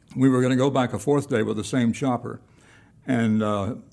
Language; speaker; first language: English; native; English